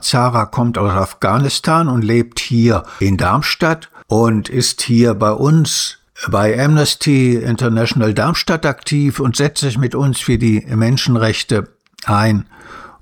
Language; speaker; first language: German; native; German